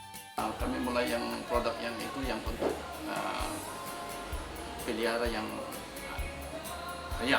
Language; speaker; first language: Indonesian; non-native, fluent; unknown